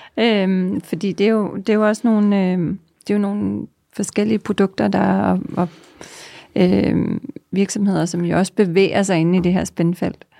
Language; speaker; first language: Danish; native; Danish